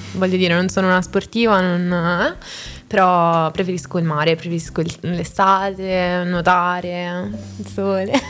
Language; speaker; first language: Italian; native; Italian